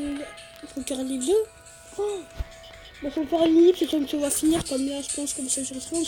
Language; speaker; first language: French; native; French